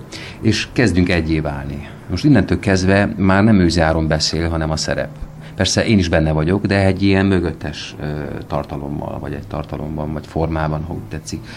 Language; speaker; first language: Hungarian; native; Hungarian